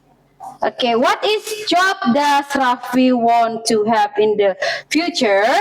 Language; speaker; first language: English; non-native, learner; Indonesian